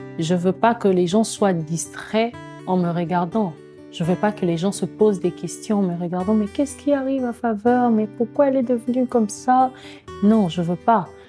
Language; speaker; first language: French; non-native, local second language; Lingala